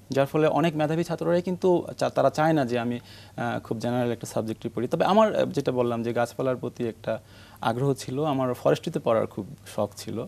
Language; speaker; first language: Bangla; native; Bangla